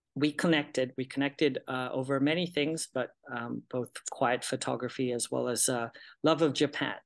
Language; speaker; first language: English; early bilingual, other home language; Japanese